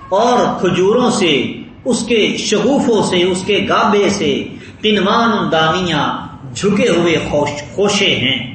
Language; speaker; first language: Urdu; non-native, local second language; Punjabi